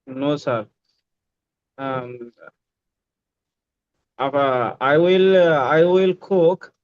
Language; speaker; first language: English; non-native, learner; Bangla